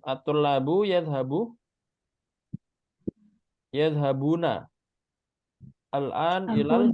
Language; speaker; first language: Arabic; non-native, fluent; Indonesian